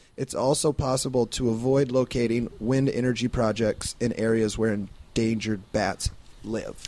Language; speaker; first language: English; native; English